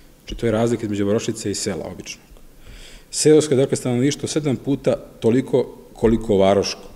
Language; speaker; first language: Serbian; native; Serbian